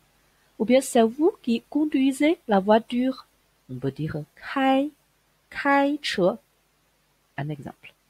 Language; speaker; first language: French; non-native, fluent; Chinese